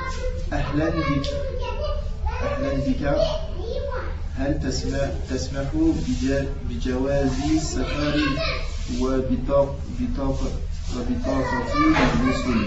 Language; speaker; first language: Arabic; non-native, learner; French